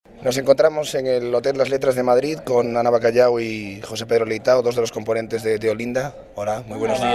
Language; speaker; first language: Spanish; native; Spanish